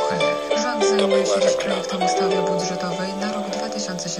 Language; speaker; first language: Polish; non-native, fluent; Russian